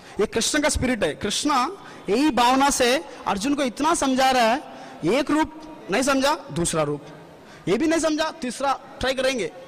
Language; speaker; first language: Hindi; non-native, local second language; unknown